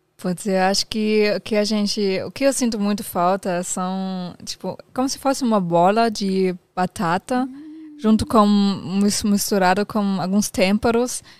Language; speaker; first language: Portuguese; non-native, fluent; German